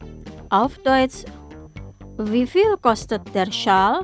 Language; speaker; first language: German; non-native, fluent; Indonesian